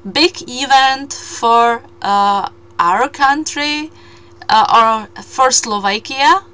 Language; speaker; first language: English; non-native, fluent; Czech